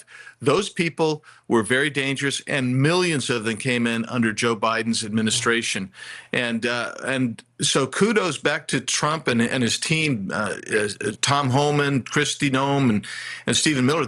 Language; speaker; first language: English; native; English